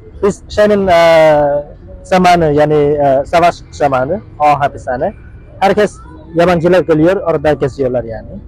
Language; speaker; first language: Turkish; non-native, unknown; Khmer